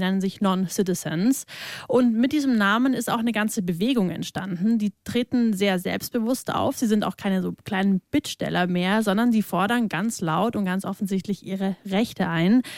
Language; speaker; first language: German; native; German